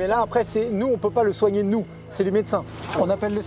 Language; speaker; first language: French; native; French